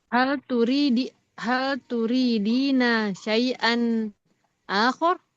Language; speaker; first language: Arabic; non-native, learner; Indonesian